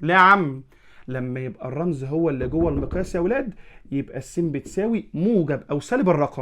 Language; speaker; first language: Arabic; native; Arabic